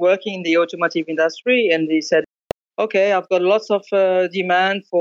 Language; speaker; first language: English; non-native, fluent; French